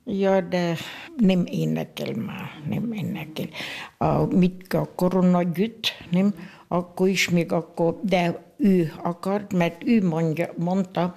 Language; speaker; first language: Hungarian; non-native, local second language; German